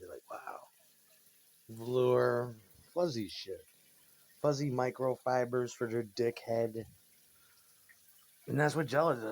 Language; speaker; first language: English; native; English